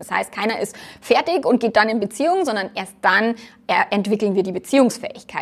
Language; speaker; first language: German; native; German